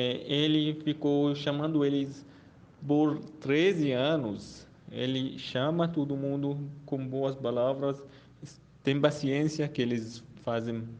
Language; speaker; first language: Portuguese; non-native, fluent; Arabic